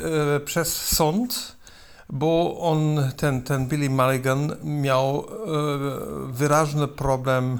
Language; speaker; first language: Polish; non-native, learner; German